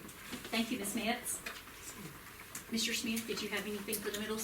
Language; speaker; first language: English; native; English